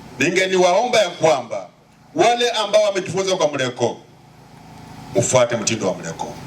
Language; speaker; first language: Swahili; non-native, local second language; Luyia